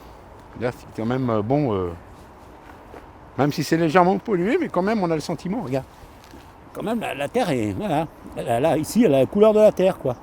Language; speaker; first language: French; native; French